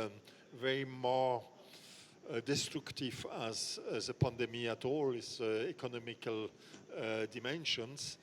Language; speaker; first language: English; non-native, fluent; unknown